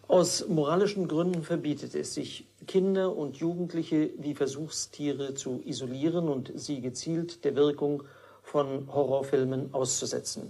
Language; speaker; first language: German; native; German